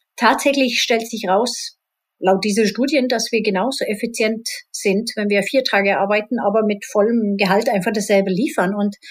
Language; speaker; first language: German; non-native, fluent; Swedish